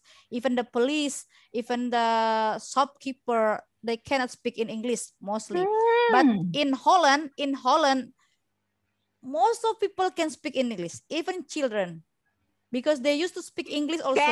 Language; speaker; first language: English; non-native, learner; Indonesian